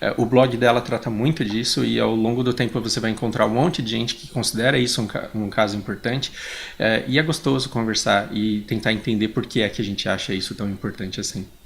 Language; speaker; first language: Portuguese; native; Portuguese